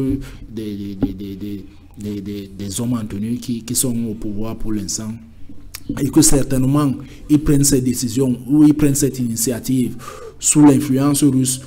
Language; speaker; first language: French; native; French